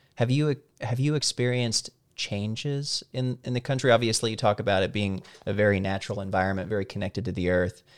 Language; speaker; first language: English; native; English